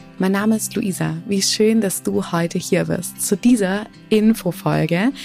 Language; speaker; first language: German; native; German